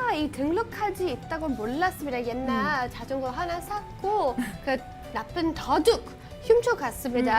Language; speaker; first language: Korean; non-native, learner; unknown